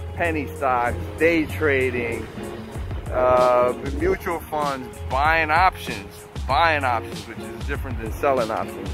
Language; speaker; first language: English; native; English